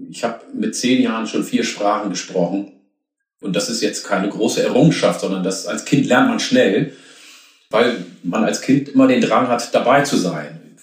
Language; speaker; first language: German; early bilingual, other home language; Oromo